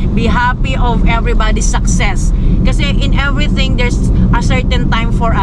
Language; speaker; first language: English; non-native, local second language; Filipino